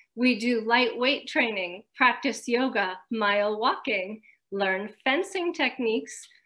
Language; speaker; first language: English; native; English